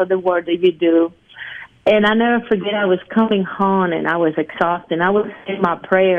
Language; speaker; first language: English; non-native, fluent; Spanish